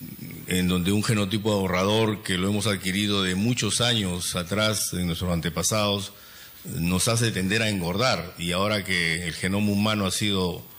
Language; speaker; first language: Spanish; native; Spanish